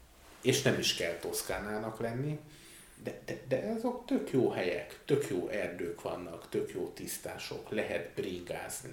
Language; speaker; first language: Hungarian; native; Hungarian